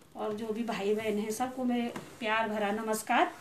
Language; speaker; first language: Hindi; non-native, local second language; Garhwali